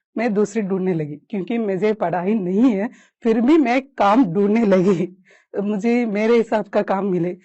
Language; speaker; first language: Hindi; non-native, local second language; Kannada